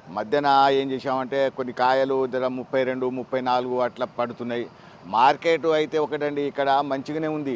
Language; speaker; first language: Telugu; non-native, local second language; Lambadi